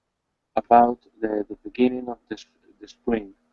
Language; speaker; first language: English; non-native, learner; Spanish